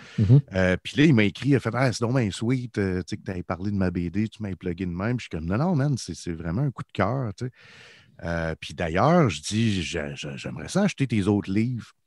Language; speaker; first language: French; native; French